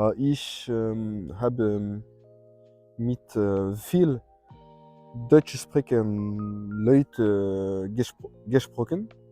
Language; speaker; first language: German; non-native, learner; French